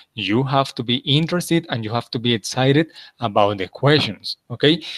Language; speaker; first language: English; non-native, fluent; Spanish